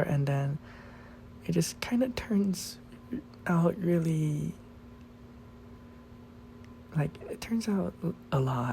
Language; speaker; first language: English; non-native, fluent; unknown